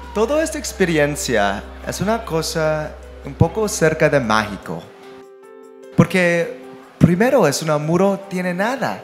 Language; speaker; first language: Spanish; non-native, learner; English